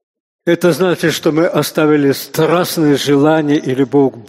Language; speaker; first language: Russian; native; Russian